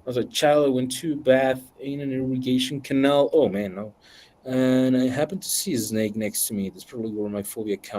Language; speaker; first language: English; non-native, fluent; Spanish